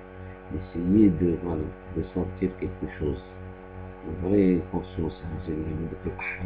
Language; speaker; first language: French; non-native, local second language; Arabic